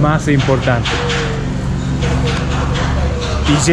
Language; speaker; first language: Spanish; non-native, learner; Japanese